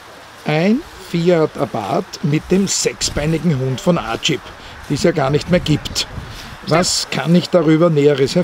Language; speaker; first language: German; native; German